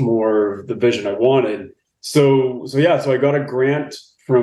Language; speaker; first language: English; native; English